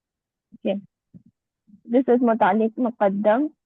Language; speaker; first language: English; non-native, learner; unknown